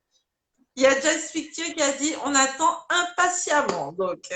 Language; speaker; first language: French; native; French